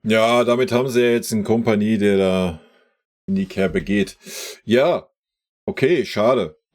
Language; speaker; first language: German; native; German